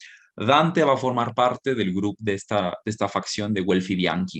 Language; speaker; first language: Spanish; native; Spanish